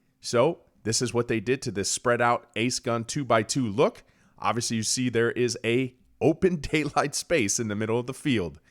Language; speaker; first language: English; native; English